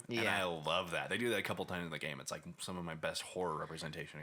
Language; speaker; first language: English; native; English